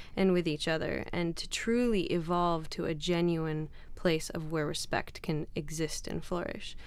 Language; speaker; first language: English; non-native, fluent; Arabic